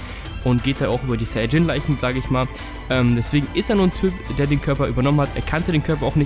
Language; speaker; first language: German; native; German